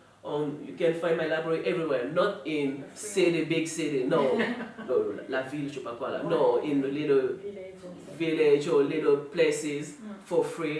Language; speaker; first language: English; non-native, learner; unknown